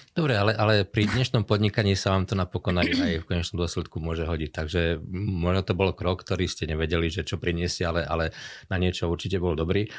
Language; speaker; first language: Slovak; native; Slovak